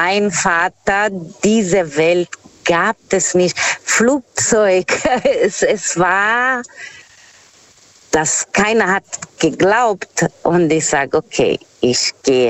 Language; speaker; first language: German; non-native, fluent; Portuguese